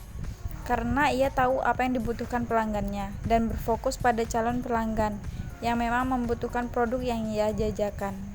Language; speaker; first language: Indonesian; native; Indonesian